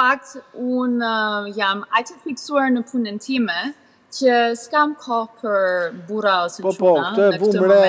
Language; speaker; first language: Albanian; early bilingual, heritage; Albanian